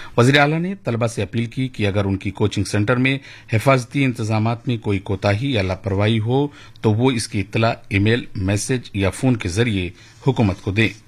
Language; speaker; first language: Urdu; native; Urdu